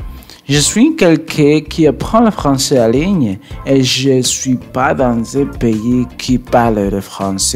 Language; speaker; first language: French; non-native, learner; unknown